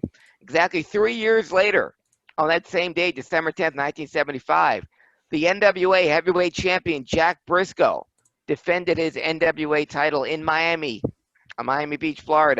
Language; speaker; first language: English; native; English